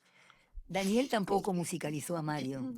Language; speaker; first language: Spanish; native; Spanish